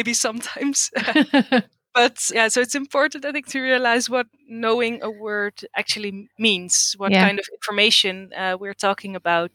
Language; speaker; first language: English; non-native, fluent; Dutch